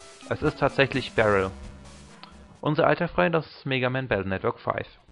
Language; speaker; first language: German; native; German